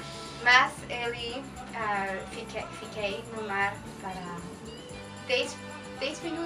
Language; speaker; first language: Portuguese; non-native, learner; French